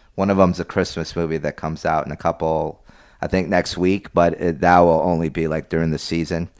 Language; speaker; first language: English; early bilingual, other home language; Spanish